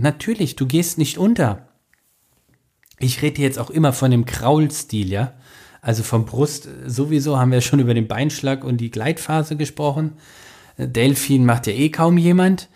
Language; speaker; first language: German; native; German